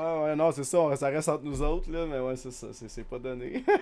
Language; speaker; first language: French; native; French